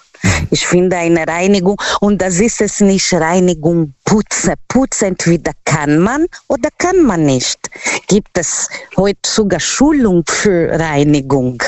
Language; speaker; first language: German; non-native, learner; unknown